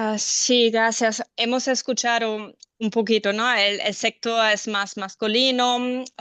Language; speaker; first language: Spanish; non-native, fluent; German